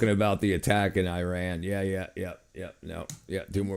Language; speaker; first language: English; native; English